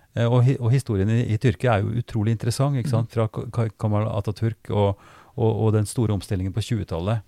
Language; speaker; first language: Norwegian; native; Norwegian